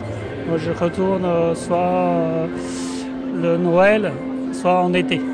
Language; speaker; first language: French; non-native, fluent; Chinese